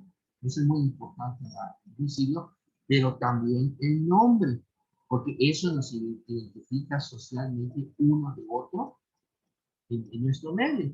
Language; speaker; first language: Spanish; native; Spanish